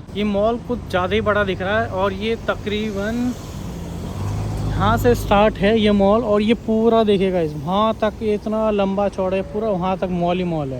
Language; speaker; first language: Hindi; native; Hindi